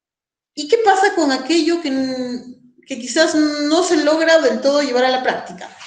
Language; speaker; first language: Spanish; native; Spanish